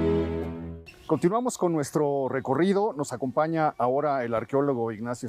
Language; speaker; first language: Spanish; native; Spanish